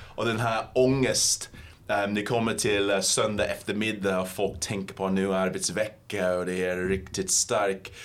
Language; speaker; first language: Swedish; non-native, fluent; English